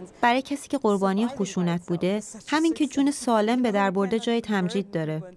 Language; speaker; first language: Persian; early bilingual, heritage; Persian